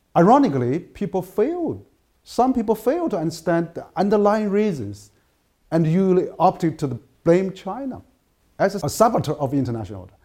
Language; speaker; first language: English; non-native, fluent; Chinese